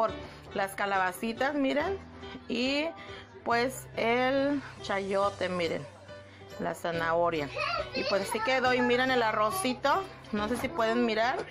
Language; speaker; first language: Spanish; native; Spanish